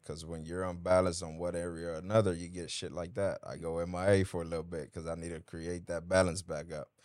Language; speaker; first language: English; early bilingual, other home language; Spanish